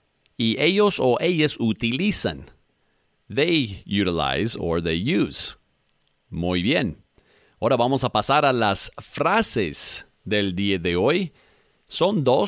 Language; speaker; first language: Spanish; non-native, fluent; English